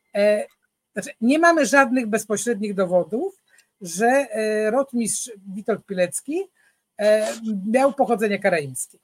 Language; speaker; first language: Polish; native; Polish